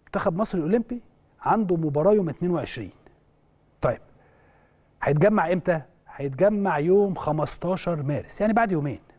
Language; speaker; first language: Arabic; native; Arabic